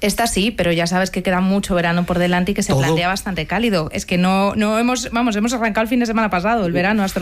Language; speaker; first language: Spanish; native; Spanish